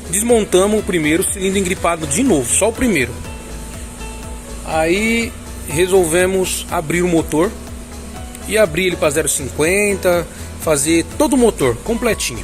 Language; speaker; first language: Portuguese; native; Portuguese